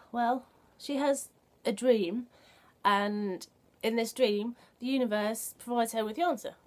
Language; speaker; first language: English; native; English